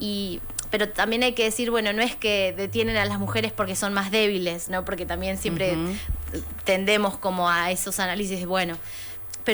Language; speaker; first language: Spanish; native; Spanish